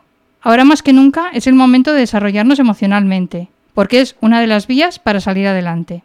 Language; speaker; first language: Spanish; native; Spanish